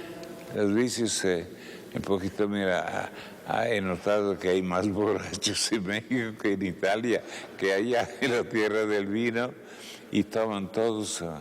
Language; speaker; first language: Spanish; non-native, fluent; Italian